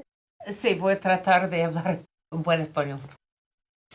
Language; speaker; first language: Spanish; non-native, fluent; English